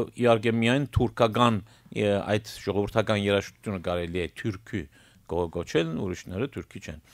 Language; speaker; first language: Armenian; early bilingual, heritage; Armenian